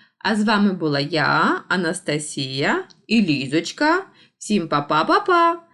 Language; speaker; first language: Ukrainian; non-native, local second language; Russian